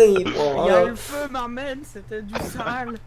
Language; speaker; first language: French; native; French